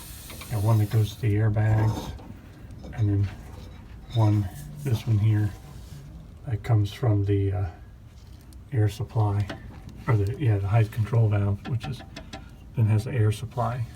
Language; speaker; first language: English; native; English